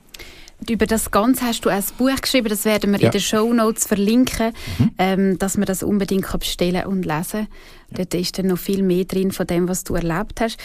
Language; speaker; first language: German; native; German